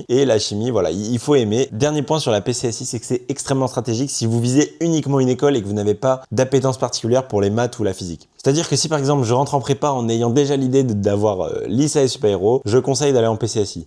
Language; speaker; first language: French; native; French